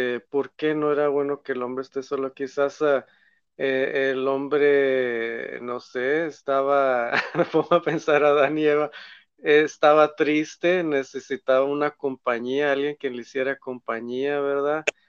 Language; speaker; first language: Spanish; native; Spanish